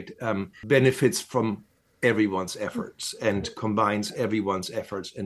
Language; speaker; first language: English; non-native, fluent; German